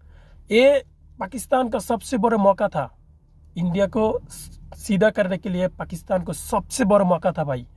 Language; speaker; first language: Hindi; non-native, fluent; Bangla